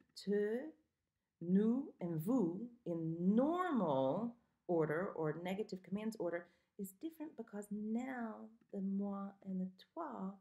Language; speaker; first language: English; native; English